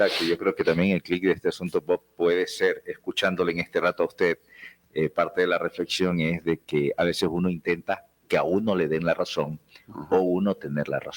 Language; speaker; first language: Spanish; native; Spanish